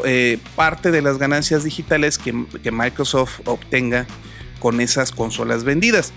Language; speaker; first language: Spanish; native; Spanish